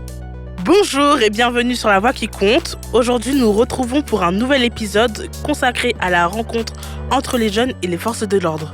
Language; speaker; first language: French; native; French